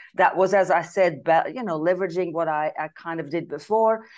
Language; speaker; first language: English; non-native, fluent; Dutch